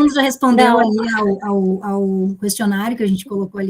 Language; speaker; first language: Portuguese; native; Portuguese